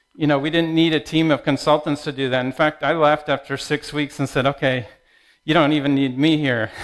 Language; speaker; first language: English; native; English